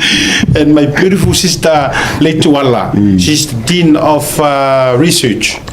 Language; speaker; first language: English; non-native, local second language; Samoan